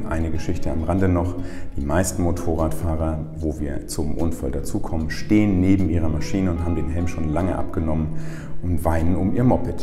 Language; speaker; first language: German; native; German